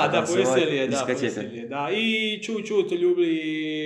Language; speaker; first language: Russian; non-native, learner; Croatian